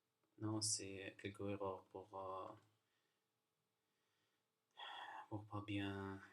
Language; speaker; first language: French; non-native, learner; Arabic